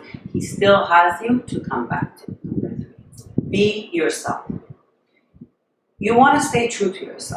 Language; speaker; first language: English; non-native, fluent; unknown